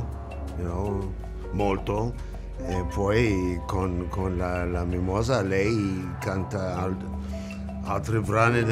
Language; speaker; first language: Italian; non-native, learner; English